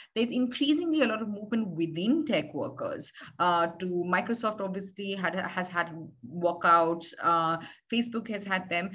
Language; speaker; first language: English; non-native, local second language; Hindi